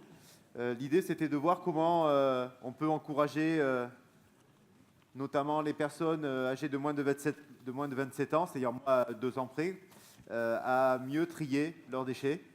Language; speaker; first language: French; native; French